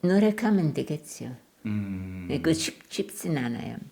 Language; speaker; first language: Korean; non-native, learner; German